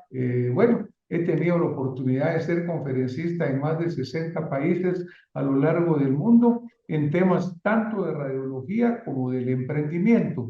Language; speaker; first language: Spanish; native; Spanish